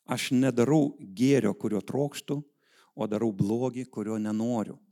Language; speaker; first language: Lithuanian; native; Lithuanian